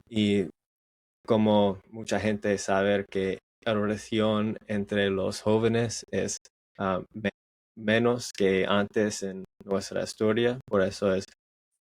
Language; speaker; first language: Spanish; non-native, learner; English